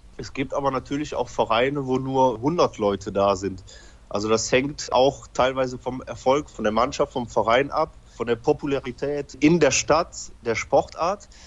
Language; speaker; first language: German; early bilingual, other home language; Polish